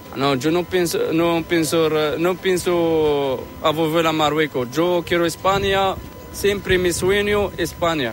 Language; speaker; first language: Spanish; non-native, learner; Arabic